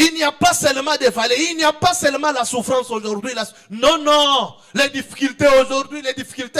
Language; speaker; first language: French; non-native, local second language; Swahili